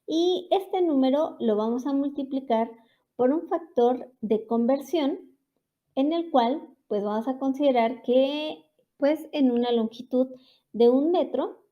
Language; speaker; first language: Spanish; native; Spanish